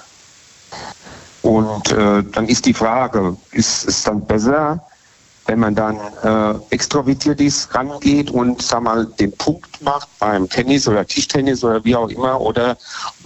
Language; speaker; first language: German; native; German